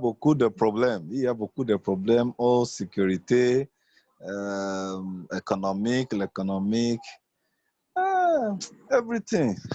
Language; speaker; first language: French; non-native, learner; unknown